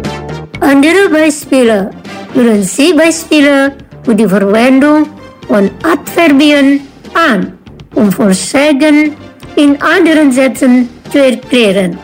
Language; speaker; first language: German; non-native, fluent; Indonesian